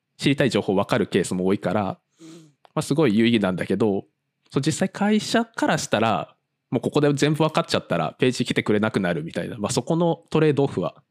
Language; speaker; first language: Japanese; native; Japanese